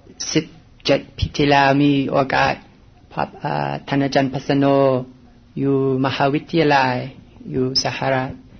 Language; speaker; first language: Thai; non-native, learner; English